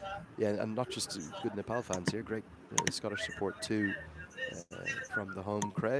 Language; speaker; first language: English; native; English